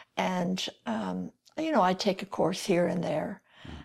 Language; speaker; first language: English; native; English